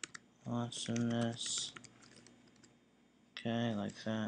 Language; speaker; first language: English; native; English